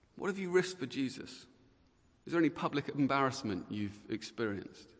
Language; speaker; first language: English; native; English